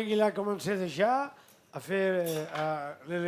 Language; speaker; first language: French; non-native, fluent; Catalan